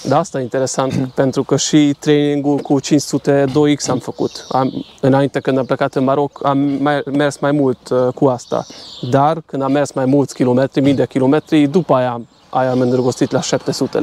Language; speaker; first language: Romanian; non-native, local second language; Hungarian